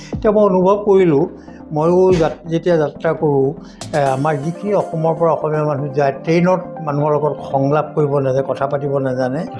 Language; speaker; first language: Assamese; non-native, local second language; Marwari